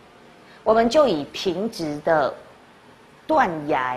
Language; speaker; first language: Chinese; native; Chinese